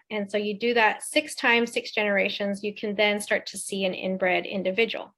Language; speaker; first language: English; native; English